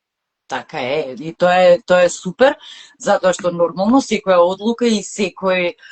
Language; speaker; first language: Macedonian; native; Macedonian